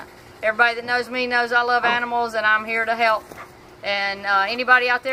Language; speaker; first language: English; native; English